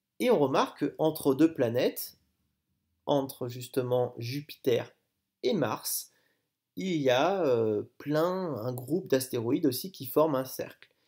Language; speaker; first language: French; native; French